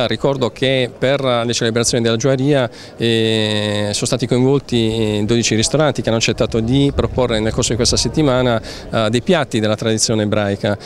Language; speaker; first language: Italian; native; Italian